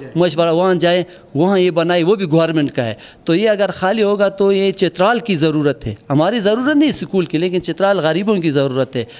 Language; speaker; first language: Urdu; non-native, local second language; Khowar